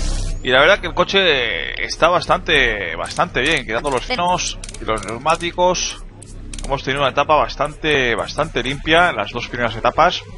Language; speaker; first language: Spanish; native; Spanish